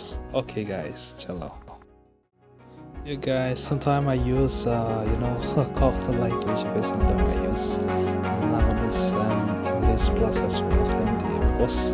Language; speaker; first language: English; non-native, learner; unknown